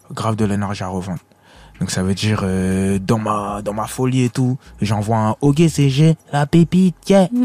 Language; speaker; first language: French; early bilingual, other home language; Lingala